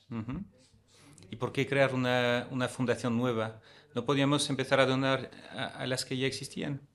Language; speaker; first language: Spanish; non-native, fluent; French